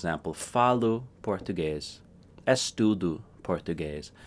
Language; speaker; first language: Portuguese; non-native, fluent; English